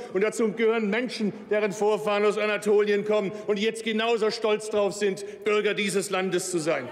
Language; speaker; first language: German; native; German